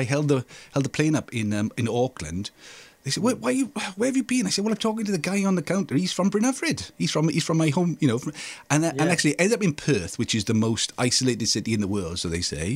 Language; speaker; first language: English; native; English